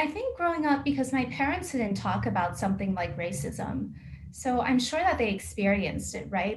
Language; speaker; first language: English; native; English